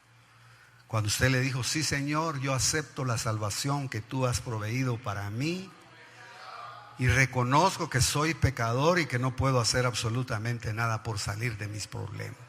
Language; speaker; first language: Spanish; native; Spanish